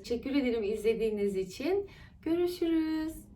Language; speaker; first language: Turkish; non-native, fluent; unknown